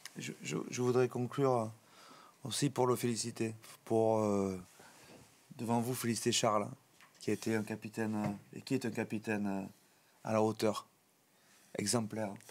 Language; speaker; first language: French; native; French